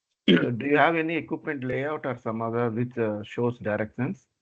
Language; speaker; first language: English; non-native, learner; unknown